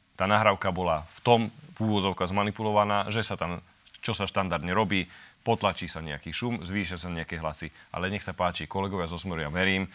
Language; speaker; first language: Slovak; native; Slovak